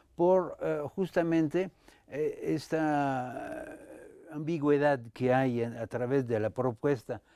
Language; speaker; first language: Spanish; non-native, fluent; French